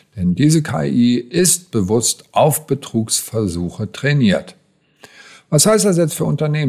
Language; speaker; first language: German; native; German